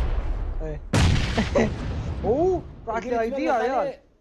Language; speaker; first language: Arabic; native; Arabic